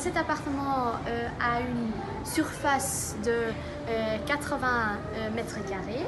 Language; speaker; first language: French; non-native, fluent; Dutch